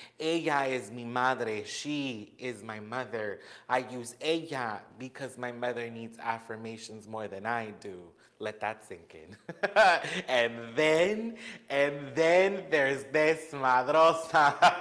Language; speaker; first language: English; early bilingual, other home language; Spanish